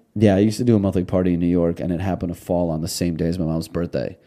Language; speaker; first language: English; early bilingual, other home language; Russian